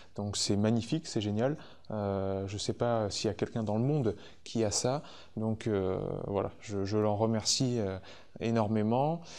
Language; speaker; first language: French; native; French